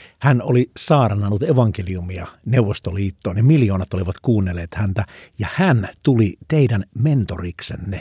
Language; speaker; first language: Finnish; native; Finnish